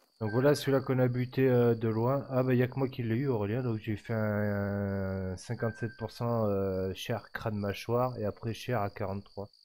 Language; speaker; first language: French; native; French